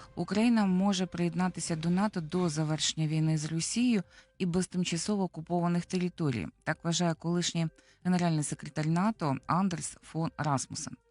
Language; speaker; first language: Ukrainian; native; Ukrainian